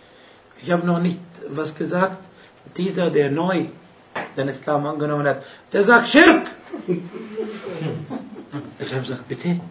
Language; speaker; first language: German; non-native, fluent; Arabic